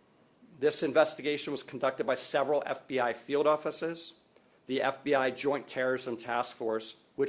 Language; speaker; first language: English; native; English